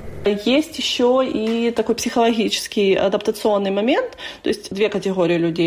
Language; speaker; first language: Russian; native; Russian